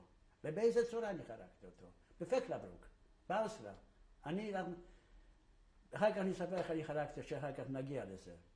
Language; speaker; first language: Hebrew; non-native, fluent; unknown